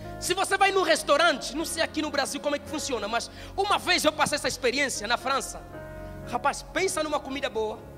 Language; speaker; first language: Portuguese; non-native, fluent; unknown